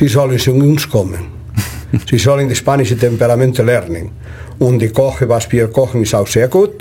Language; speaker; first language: German; non-native, learner; Spanish